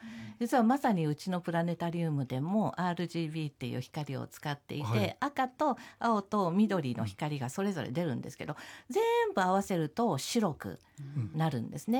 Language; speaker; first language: Japanese; native; Japanese